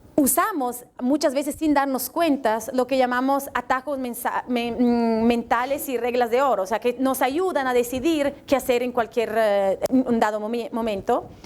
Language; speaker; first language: Spanish; non-native, fluent; Italian